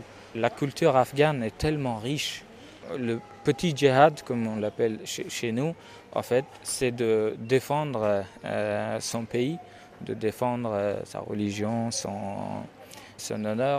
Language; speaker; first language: French; non-native, fluent; Persian